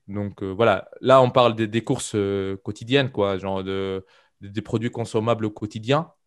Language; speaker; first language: French; non-native, local second language; Arabic